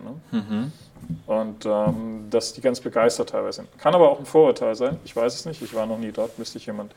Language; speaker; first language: German; native; German